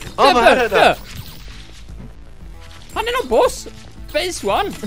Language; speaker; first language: Swedish; native; Swedish